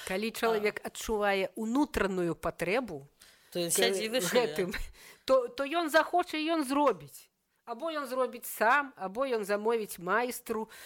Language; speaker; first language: Belarusian; native; Belarusian